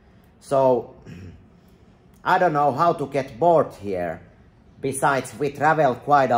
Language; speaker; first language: English; non-native, fluent; Finnish